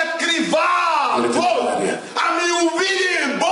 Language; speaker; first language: Russian; non-native, learner; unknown